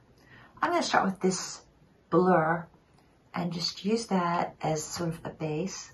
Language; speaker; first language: English; native; English